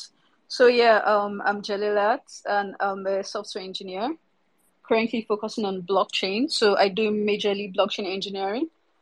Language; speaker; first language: English; non-native, local second language; Yoruba